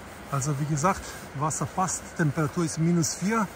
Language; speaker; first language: German; non-native, learner; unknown